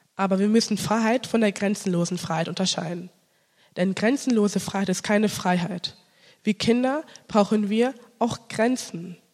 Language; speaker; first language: German; early bilingual, other home language; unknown